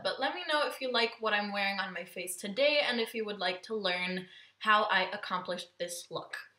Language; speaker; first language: English; early bilingual, other home language; Romanian